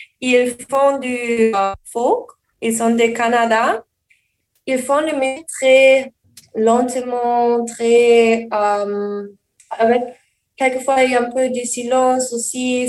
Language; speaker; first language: French; non-native, learner; German